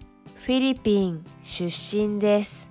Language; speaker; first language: Japanese; non-native, learner; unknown